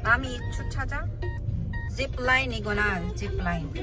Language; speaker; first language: Korean; non-native, fluent; Cebuano